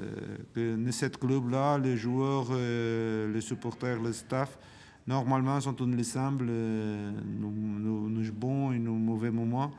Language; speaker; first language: French; non-native, learner; Portuguese